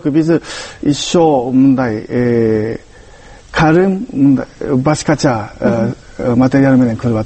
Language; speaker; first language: Kyrgyz; non-native, fluent; Japanese